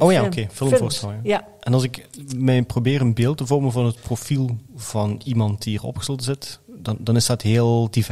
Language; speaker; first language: Dutch; native; Dutch